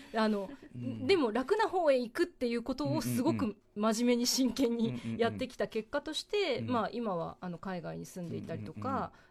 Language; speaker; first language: Japanese; native; Japanese